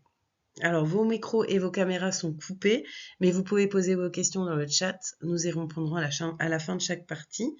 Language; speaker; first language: French; native; French